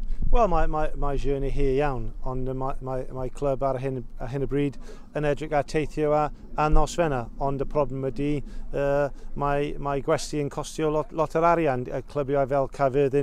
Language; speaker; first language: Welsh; non-native, local second language; English